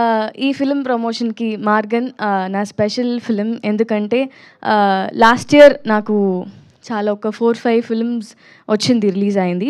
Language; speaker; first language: Telugu; non-native, learner; Tamil